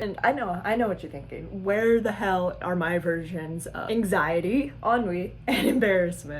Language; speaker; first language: English; native; English